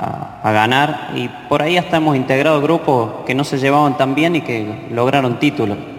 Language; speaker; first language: Spanish; native; Spanish